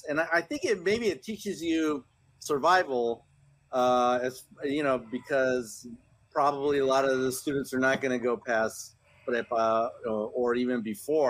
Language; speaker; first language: English; early bilingual, other home language; Spanish